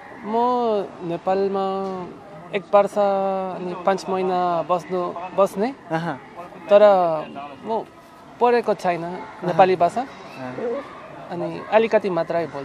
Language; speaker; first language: Nepali; non-native, learner; Spanish